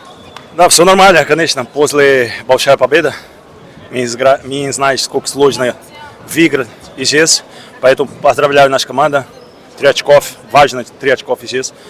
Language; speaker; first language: Russian; non-native, learner; Portuguese